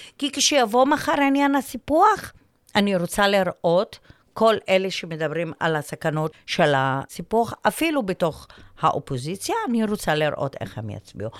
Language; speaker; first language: Hebrew; non-native, local second language; Arabic